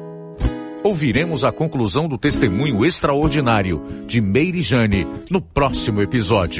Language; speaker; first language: Portuguese; native; Portuguese